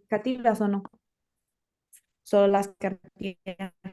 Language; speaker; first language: Spanish; non-native, learner; English